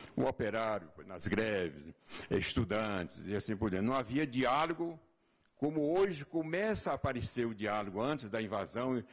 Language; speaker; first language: Portuguese; native; Portuguese